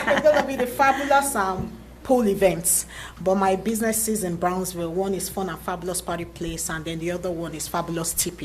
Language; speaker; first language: English; native; English